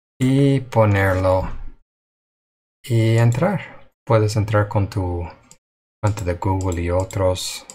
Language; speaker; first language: Spanish; non-native, fluent; English